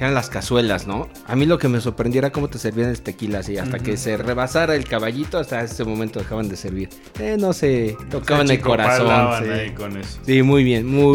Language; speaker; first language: Spanish; native; Spanish